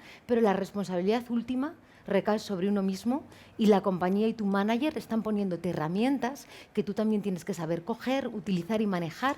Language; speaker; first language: Spanish; native; Spanish